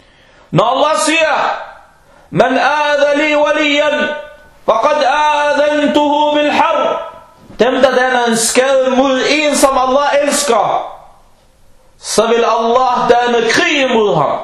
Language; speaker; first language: Danish; non-native, local second language; Arabic